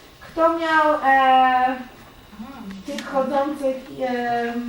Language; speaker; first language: Polish; native; Polish